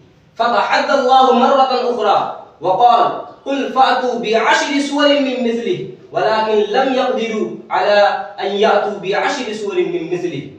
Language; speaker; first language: Arabic; non-native, fluent; Urdu